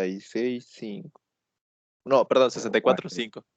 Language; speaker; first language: Spanish; native; Spanish